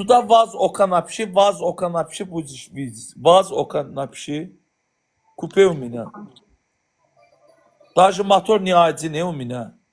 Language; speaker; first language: Russian; non-native, learner; Azerbaijani